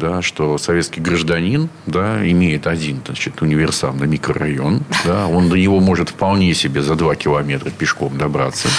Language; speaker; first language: Russian; native; Russian